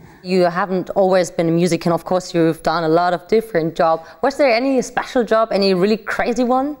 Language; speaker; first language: English; non-native, fluent; German